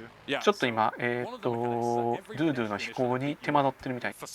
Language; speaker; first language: Japanese; native; Japanese